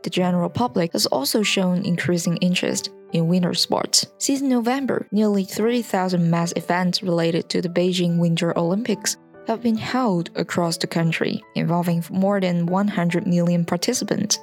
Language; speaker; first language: English; non-native, fluent; Chinese